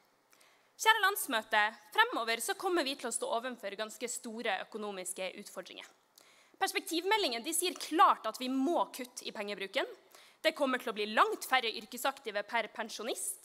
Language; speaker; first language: Norwegian; native; Norwegian